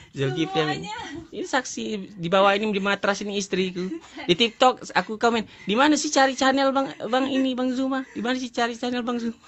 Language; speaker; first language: Indonesian; native; Indonesian